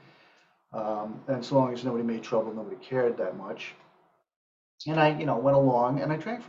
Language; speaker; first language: English; native; English